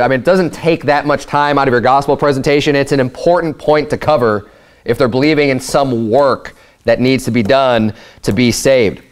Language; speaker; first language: English; native; English